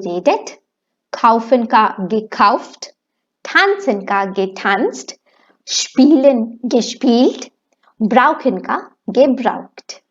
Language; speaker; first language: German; non-native, fluent; Hindi